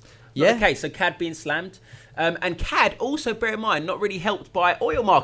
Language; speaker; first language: English; native; English